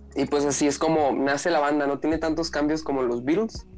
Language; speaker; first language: Spanish; native; Spanish